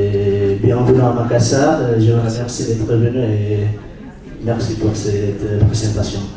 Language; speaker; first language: French; non-native, fluent; Indonesian